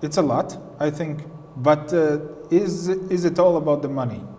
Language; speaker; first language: English; non-native, fluent; Latvian